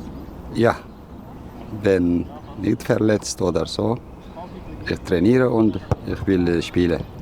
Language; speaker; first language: German; non-native, learner; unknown